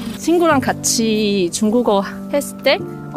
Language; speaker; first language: Korean; non-native, fluent; Chinese